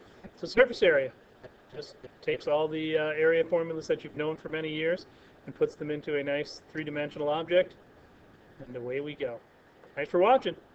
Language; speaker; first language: English; native; English